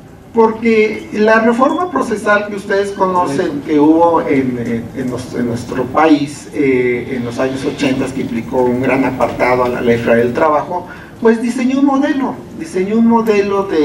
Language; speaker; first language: Spanish; native; Spanish